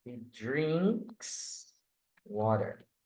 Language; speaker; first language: English; non-native, fluent; Portuguese